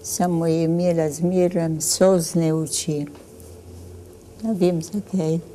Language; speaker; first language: Slovenian; early bilingual, heritage; Slovenian